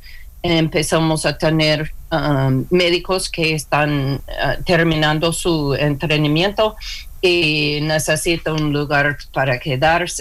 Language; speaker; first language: Spanish; non-native, learner; English